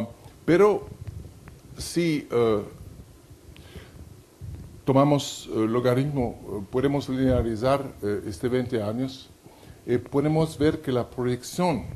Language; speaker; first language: Spanish; non-native, fluent; French